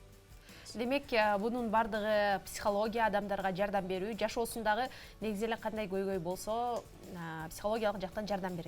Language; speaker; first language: Kyrgyz; native; Kyrgyz